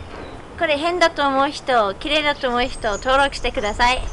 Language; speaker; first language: Japanese; non-native, fluent; English